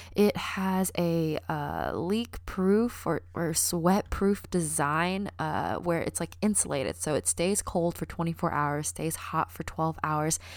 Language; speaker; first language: English; native; English